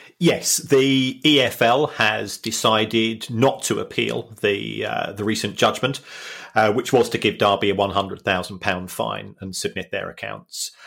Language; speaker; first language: English; native; English